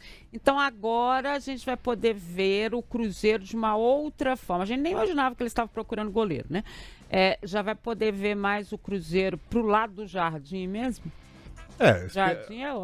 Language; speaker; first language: Portuguese; native; Portuguese